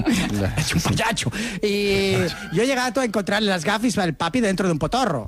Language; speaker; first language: Spanish; native; Spanish